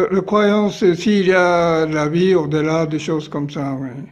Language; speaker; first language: French; non-native, fluent; Japanese